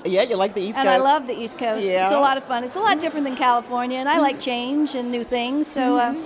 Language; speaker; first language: English; native; English